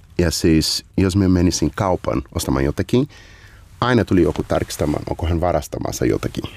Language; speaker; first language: Finnish; non-native, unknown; Portuguese